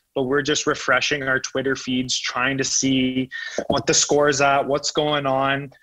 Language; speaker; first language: English; native; English